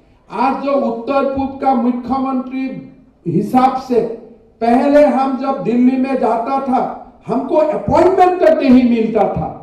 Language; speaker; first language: Hindi; non-native, local second language; Assamese